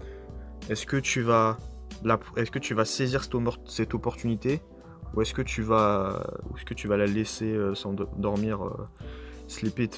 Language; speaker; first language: French; native; French